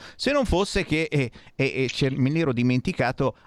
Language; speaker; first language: Italian; native; Italian